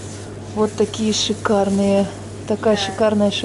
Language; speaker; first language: Russian; native; Russian